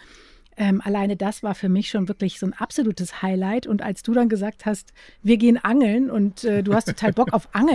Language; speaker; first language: German; native; German